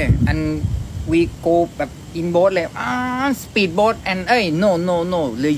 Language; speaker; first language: English; non-native, learner; Thai